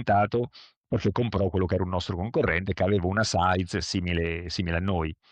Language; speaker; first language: Italian; native; Italian